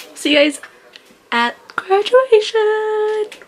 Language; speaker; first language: English; early bilingual, other home language; Spanish